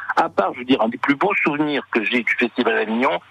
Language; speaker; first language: French; native; French